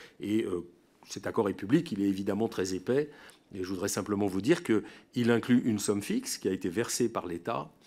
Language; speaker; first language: French; native; French